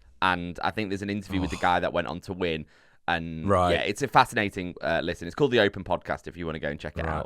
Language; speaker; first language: English; native; English